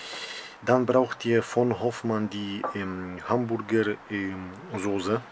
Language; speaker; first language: German; early bilingual, other home language; Polish